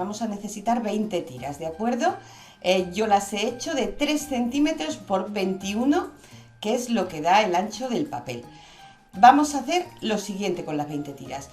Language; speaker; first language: Spanish; native; Spanish